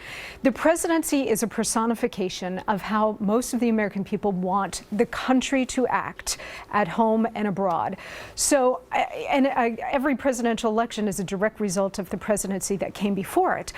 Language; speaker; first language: English; native; English